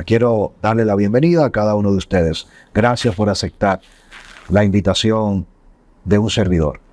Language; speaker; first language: Spanish; native; Spanish